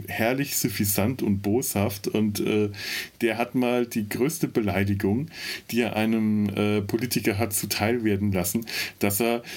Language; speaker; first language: German; native; German